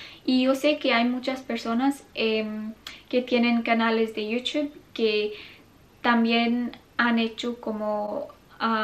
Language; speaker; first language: Spanish; non-native, fluent; English